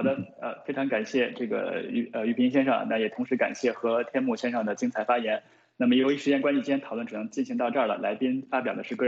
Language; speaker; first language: Chinese; native; Chinese